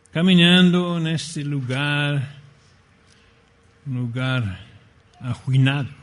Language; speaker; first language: Portuguese; non-native, fluent; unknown